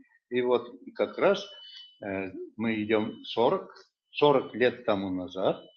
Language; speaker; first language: Russian; non-native, local second language; Bashkir